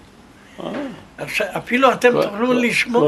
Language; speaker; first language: Hebrew; non-native, fluent; Portuguese